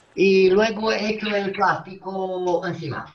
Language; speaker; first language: Spanish; non-native, fluent; Romanian